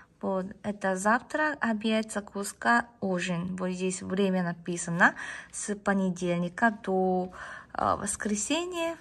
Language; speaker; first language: Russian; non-native, learner; Korean